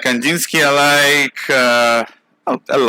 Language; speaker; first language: English; non-native, learner; Russian